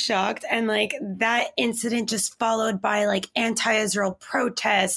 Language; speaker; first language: English; native; English